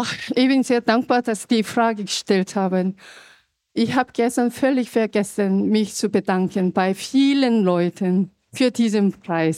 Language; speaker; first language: German; non-native, fluent; Korean